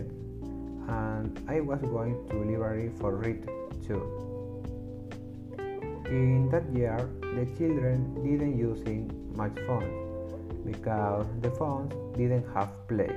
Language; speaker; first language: English; non-native, learner; Spanish